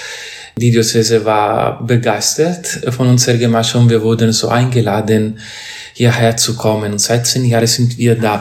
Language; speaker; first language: German; non-native, fluent; Italian